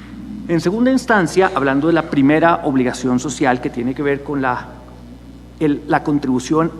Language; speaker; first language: Spanish; native; Spanish